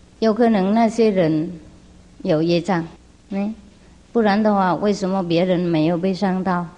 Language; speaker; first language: Chinese; non-native, fluent; Vietnamese